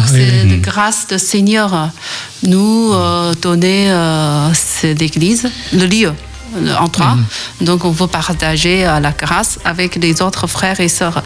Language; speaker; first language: French; non-native, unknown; Chinese